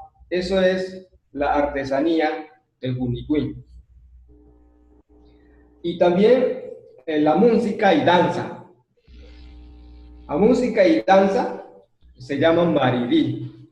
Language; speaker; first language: Spanish; non-native, local second language; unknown